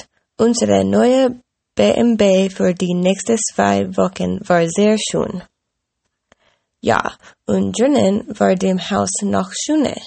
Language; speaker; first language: German; non-native, learner; English